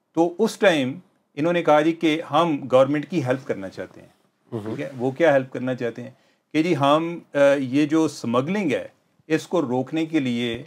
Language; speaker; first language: Urdu; native; Urdu